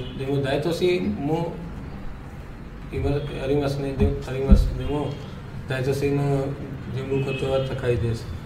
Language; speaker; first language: Japanese; non-native, learner; Hindi